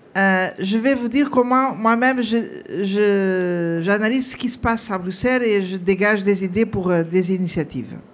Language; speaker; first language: French; non-native, fluent; Portuguese